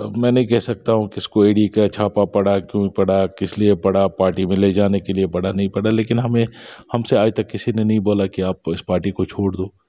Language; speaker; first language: Hindi; non-native, local second language; Shina